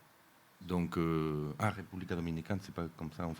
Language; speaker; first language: French; non-native, fluent; Spanish